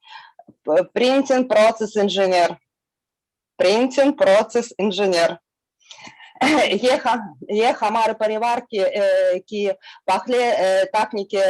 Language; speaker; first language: Hindi; non-native, learner; Russian